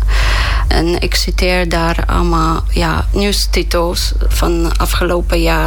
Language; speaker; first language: Dutch; non-native, fluent; Polish